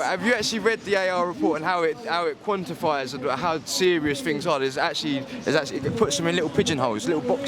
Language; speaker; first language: English; native; English